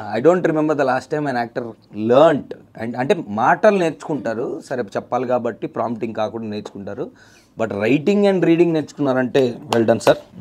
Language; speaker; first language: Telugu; native; Telugu